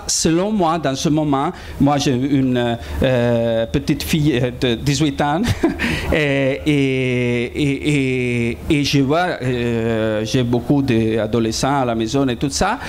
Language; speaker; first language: French; non-native, fluent; Italian